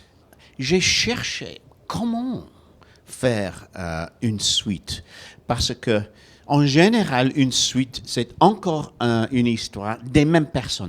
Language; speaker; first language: French; non-native, fluent; Welsh